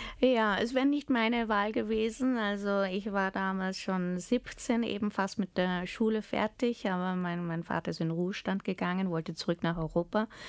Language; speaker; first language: German; early bilingual, heritage; German